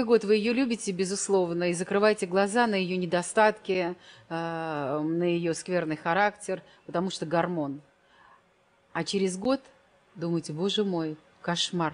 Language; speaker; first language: Russian; native; Russian